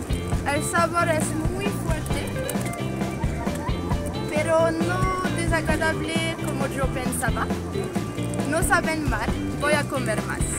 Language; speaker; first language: Spanish; non-native, fluent; French